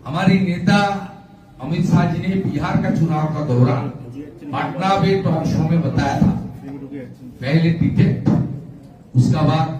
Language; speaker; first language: Hindi; non-native, local second language; Bangla